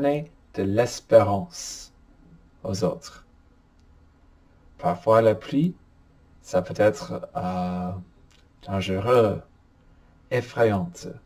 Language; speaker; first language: French; non-native, fluent; English